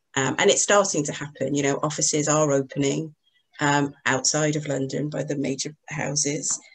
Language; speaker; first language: English; native; English